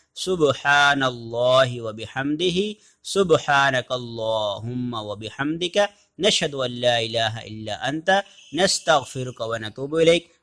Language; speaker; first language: Urdu; native; Urdu